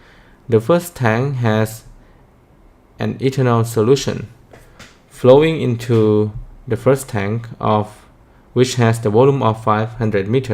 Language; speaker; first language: English; non-native, fluent; Thai